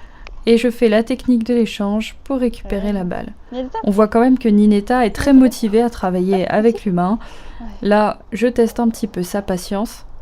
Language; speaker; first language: French; native; French